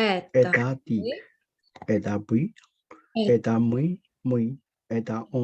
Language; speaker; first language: Russian; non-native, learner; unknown